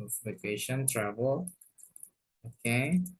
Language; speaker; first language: English; non-native, fluent; Indonesian